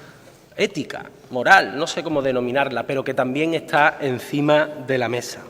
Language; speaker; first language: Spanish; native; Spanish